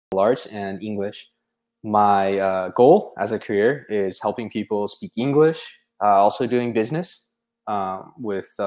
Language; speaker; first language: English; early bilingual, other home language; Portuguese